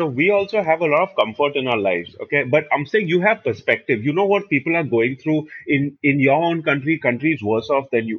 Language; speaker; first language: English; non-native, local second language; Hindi